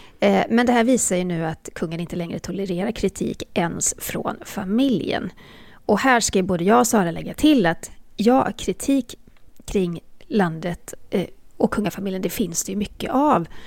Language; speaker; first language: Swedish; native; Swedish